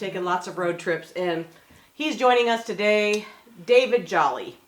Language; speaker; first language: English; native; English